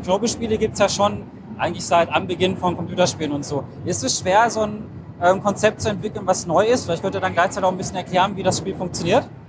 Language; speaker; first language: German; native; German